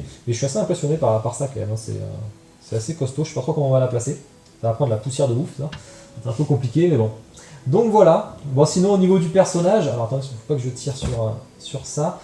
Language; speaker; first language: French; native; French